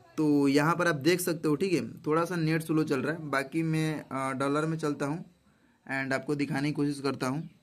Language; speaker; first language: Hindi; native; Hindi